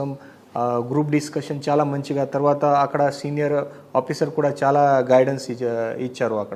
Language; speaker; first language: Telugu; non-native, fluent; Marathi